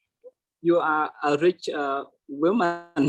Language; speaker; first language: English; non-native, learner; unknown